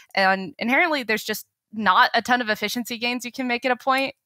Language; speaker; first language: English; native; English